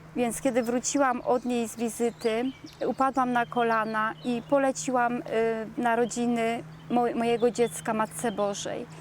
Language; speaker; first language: Polish; native; Polish